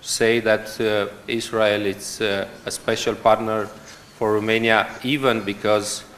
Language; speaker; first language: English; non-native, fluent; Romanian